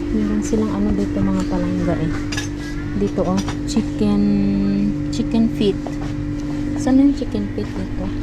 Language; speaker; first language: Filipino; non-native, local second language; Cebuano